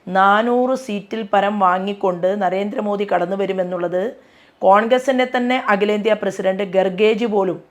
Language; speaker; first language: Malayalam; native; Malayalam